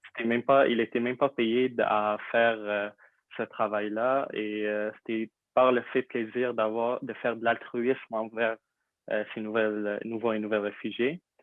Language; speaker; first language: French; non-native, fluent; Arabic